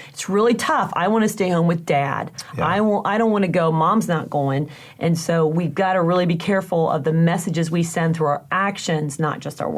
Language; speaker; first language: English; native; English